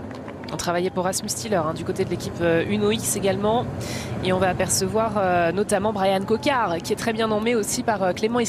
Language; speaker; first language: French; native; French